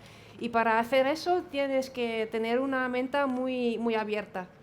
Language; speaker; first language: Spanish; non-native, fluent; Dutch